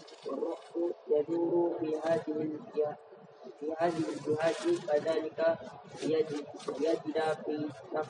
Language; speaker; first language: Arabic; non-native, learner; Indonesian